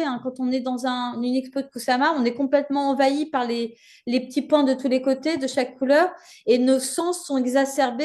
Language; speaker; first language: French; native; French